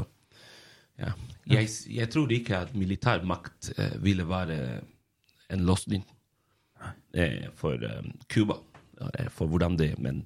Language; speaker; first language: Norwegian; non-native, fluent; Spanish